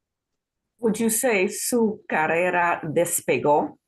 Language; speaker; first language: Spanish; non-native, learner; English